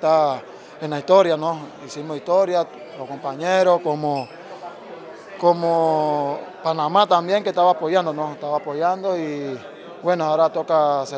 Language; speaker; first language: Spanish; native; Spanish